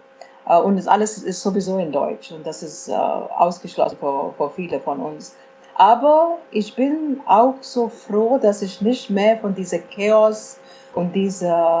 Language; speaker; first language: German; non-native, fluent; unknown